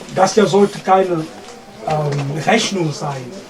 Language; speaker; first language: German; non-native, fluent; French